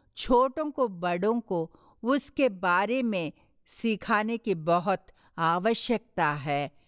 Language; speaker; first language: Hindi; non-native, local second language; Tamil